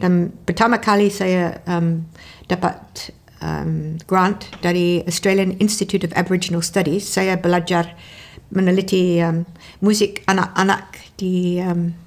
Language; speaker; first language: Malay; non-native, fluent; English